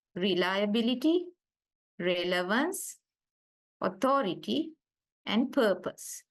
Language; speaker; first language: English; non-native, local second language; Sinhala